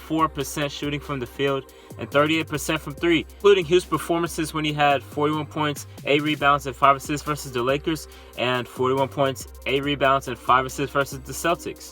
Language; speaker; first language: English; native; English